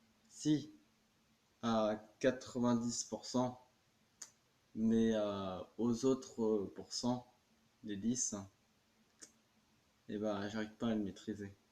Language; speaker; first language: French; native; French